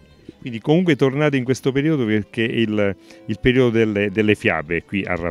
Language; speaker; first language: Italian; native; Italian